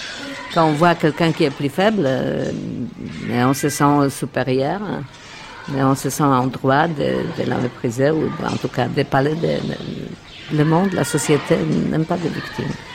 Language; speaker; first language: French; non-native, fluent; Polish